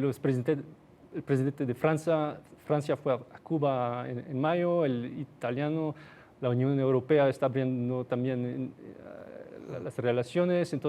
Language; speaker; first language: Spanish; non-native, fluent; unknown